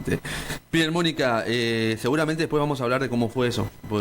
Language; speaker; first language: Spanish; native; Spanish